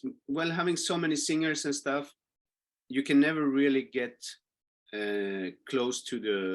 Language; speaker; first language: English; non-native, fluent; French